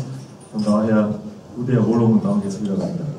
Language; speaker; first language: German; native; German